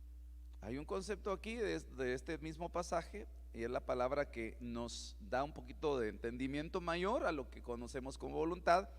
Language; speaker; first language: Spanish; native; Spanish